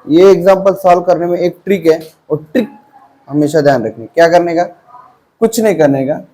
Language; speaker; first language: Hindi; non-native, local second language; Marathi